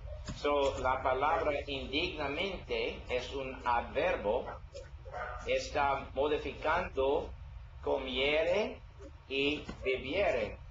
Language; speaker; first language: Spanish; non-native, learner; English